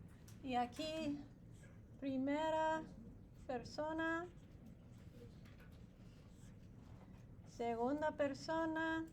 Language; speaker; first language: Spanish; non-native, fluent; English